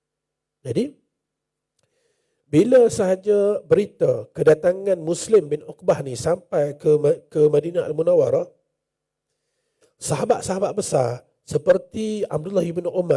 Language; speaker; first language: Malay; native; Malay